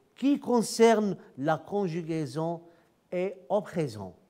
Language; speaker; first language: French; non-native, fluent; Arabic